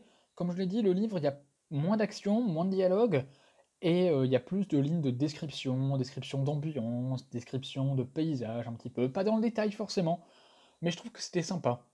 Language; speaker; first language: French; native; French